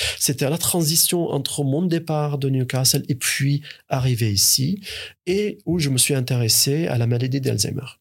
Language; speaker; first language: French; non-native, fluent; Arabic